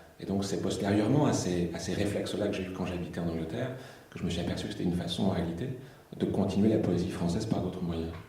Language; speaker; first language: French; native; French